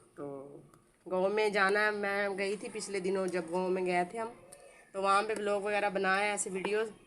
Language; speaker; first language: Urdu; non-native, local second language; Punjabi